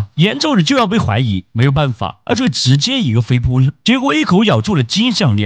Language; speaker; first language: Chinese; native; Chinese